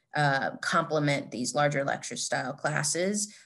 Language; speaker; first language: English; native; English